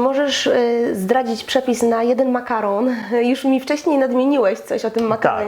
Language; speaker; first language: Polish; native; Polish